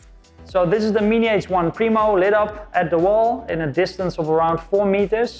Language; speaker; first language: English; non-native, fluent; Dutch